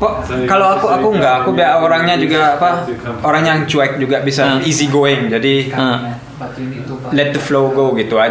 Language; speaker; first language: Indonesian; early bilingual, heritage; German